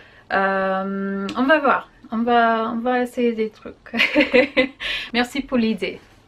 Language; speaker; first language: French; non-native, learner; English